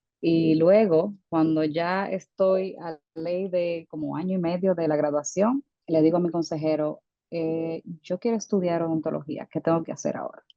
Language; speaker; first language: Spanish; early bilingual, heritage; Spanish